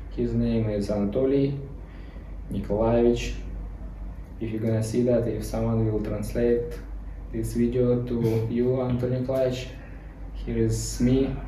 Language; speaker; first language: English; non-native, learner; Ukrainian